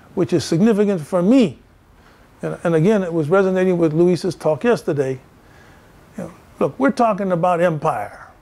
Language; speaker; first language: English; early bilingual, other home language; Spanish